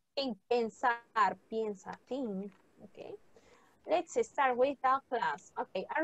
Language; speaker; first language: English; non-native, fluent; Spanish